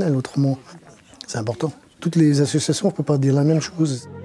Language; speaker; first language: French; native; French